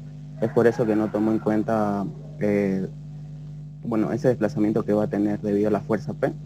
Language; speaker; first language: Spanish; native; Spanish